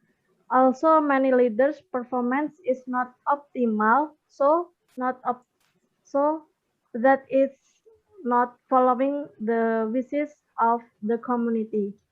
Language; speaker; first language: English; non-native, learner; Indonesian